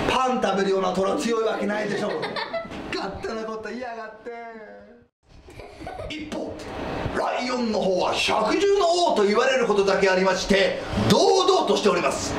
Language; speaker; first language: Japanese; non-native, fluent; Swedish